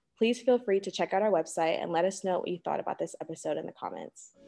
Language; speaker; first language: English; native; English